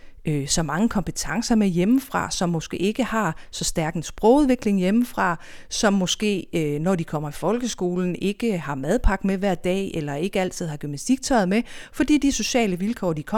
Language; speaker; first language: Danish; native; Danish